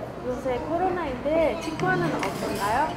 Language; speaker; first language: Korean; non-native, fluent; Persian